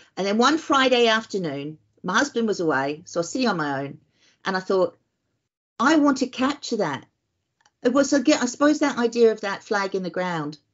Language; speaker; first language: English; native; English